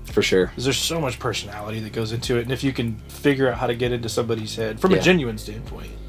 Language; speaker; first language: English; native; English